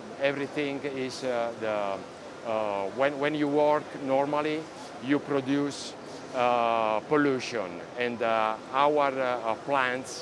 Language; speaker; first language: English; non-native, learner; Italian